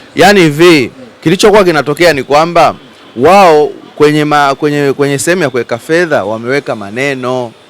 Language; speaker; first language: Swahili; native; Swahili